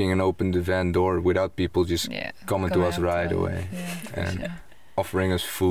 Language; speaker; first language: English; non-native, fluent; Dutch